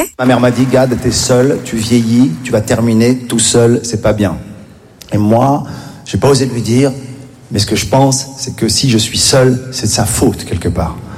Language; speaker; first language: French; native; French